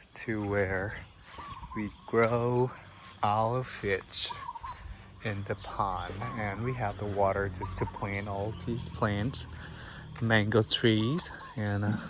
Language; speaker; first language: English; non-native, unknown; Thai